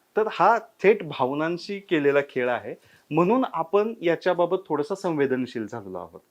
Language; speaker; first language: Marathi; native; Marathi